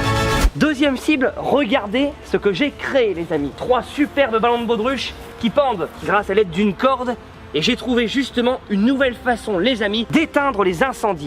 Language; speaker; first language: French; native; French